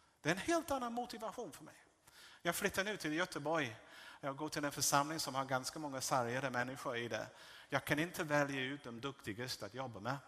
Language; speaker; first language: Swedish; non-native, fluent; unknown